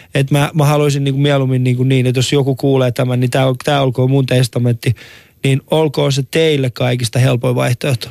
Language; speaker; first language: Finnish; non-native, fluent; Persian